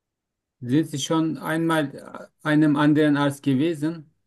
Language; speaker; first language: German; non-native, learner; Turkish